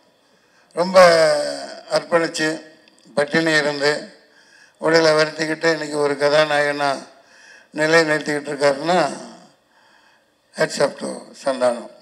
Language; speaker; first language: Tamil; native; Tamil